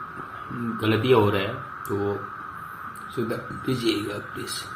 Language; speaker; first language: Hindi; non-native, local second language; Assamese